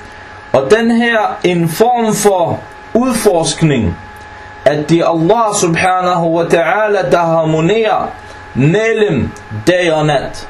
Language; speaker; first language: Danish; non-native, fluent; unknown